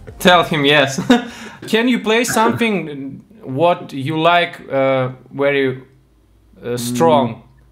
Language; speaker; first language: English; non-native, learner; Russian